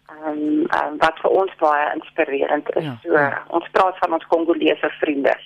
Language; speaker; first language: Afrikaans; native; Afrikaans